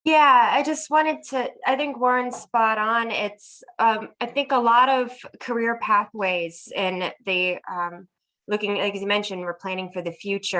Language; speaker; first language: English; native; English